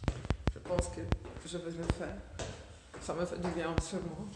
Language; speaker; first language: French; non-native, fluent; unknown